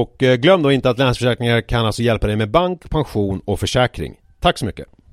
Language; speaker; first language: Swedish; native; Swedish